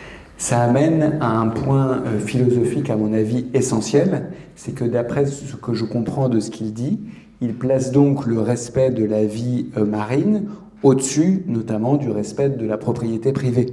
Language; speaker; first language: French; native; French